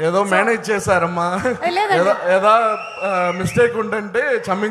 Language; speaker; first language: Telugu; non-native, learner; Tamil